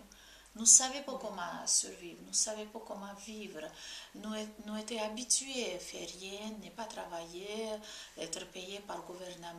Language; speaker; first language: French; non-native, fluent; Georgian